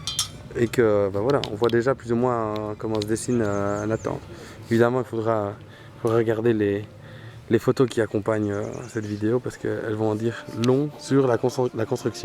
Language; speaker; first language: French; native; French